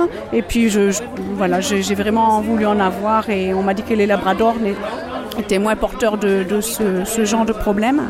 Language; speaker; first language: French; native; French